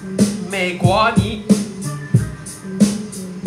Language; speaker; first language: Chinese; non-native, fluent; English